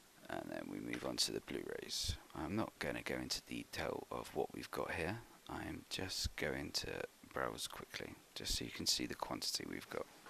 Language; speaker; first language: English; native; English